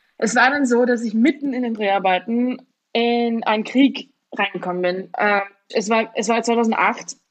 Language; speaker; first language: German; early bilingual, other home language; Georgian